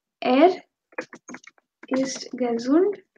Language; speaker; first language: German; non-native, fluent; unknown